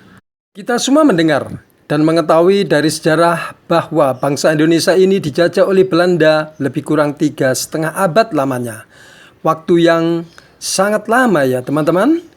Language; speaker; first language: Indonesian; native; Indonesian